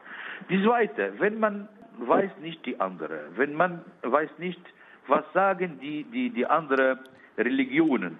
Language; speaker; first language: German; non-native, learner; Arabic